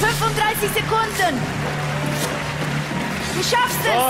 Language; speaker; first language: German; native; German